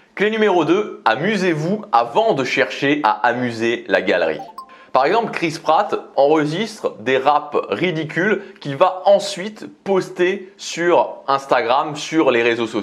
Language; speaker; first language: French; native; French